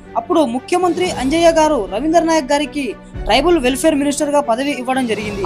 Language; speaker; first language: Telugu; non-native, local second language; Lambadi